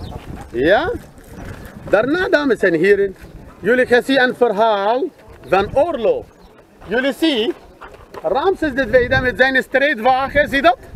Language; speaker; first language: Dutch; non-native, learner; Arabic